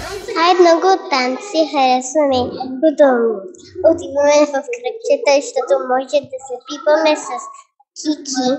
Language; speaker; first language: Bulgarian; early bilingual, heritage; Bulgarian